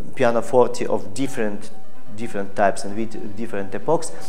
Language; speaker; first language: English; non-native, fluent; Russian